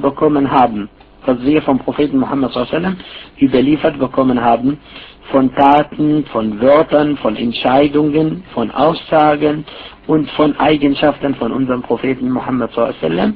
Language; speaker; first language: German; non-native, fluent; Arabic